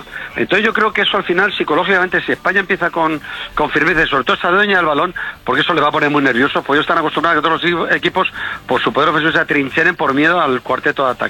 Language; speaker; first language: Spanish; native; Spanish